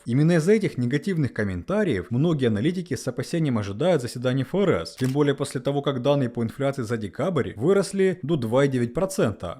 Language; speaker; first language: Russian; native; Russian